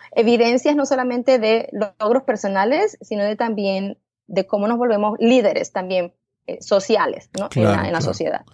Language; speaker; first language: Spanish; native; Spanish